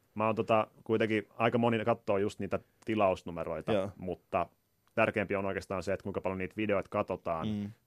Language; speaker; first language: Finnish; native; Finnish